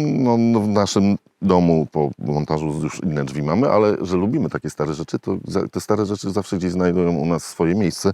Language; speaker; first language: Polish; native; Polish